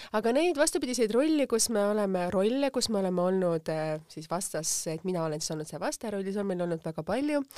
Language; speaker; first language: Estonian; native; Estonian